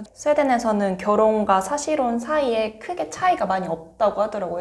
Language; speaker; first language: Korean; native; Korean